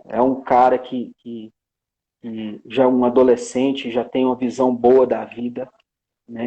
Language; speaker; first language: Portuguese; native; Portuguese